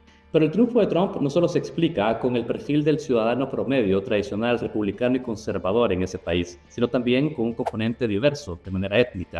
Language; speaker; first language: Spanish; native; Spanish